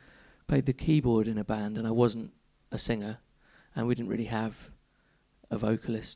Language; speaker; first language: English; native; English